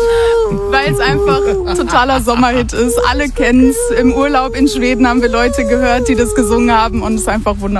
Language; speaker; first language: German; native; German